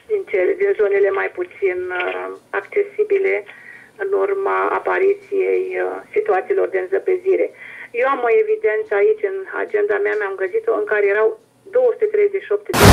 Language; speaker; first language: Romanian; native; Romanian